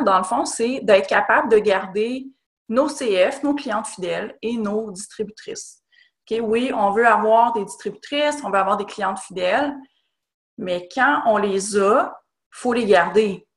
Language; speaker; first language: French; native; French